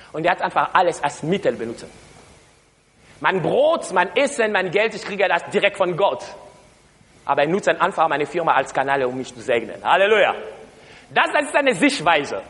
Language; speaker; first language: German; non-native, learner; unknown